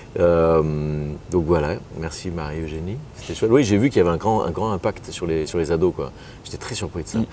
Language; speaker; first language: French; native; French